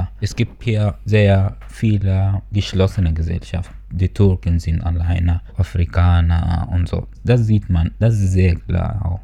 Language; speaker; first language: German; non-native, fluent; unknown